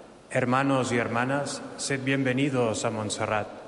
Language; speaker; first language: Spanish; non-native, local second language; Catalan